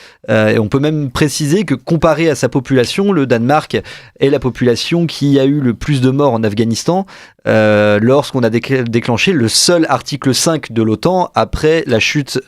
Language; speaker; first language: French; native; French